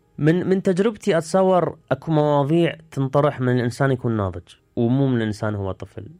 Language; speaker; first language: Arabic; early bilingual, heritage; Arabic